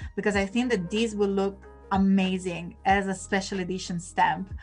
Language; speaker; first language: English; non-native, fluent; Italian